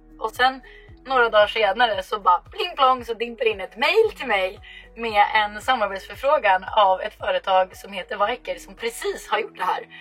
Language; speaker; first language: Swedish; native; Swedish